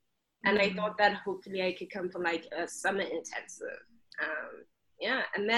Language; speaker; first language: English; non-native, local second language; Xhosa